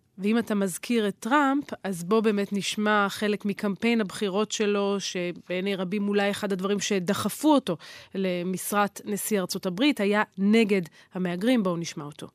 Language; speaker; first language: Hebrew; native; Hebrew